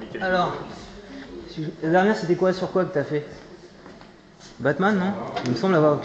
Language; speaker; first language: French; native; French